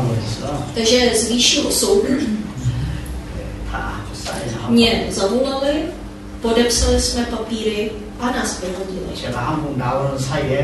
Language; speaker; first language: Czech; non-native, fluent; Korean